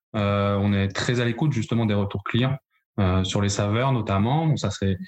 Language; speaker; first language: French; native; French